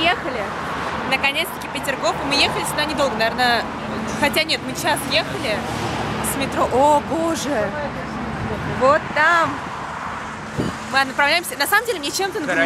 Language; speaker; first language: Russian; native; Russian